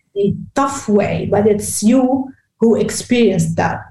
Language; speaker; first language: English; non-native, fluent; Arabic